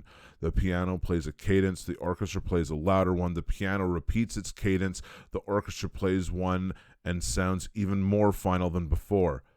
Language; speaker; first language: English; native; English